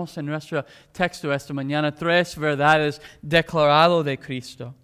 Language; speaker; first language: Spanish; non-native, fluent; English